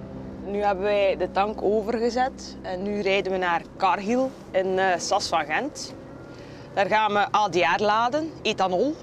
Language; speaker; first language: Dutch; native; Dutch